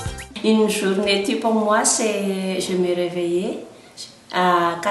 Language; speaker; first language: French; non-native, local second language; Malagasy